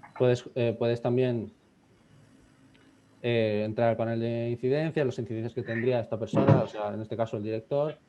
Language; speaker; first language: Spanish; native; Spanish